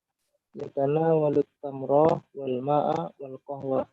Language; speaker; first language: Arabic; non-native, learner; Indonesian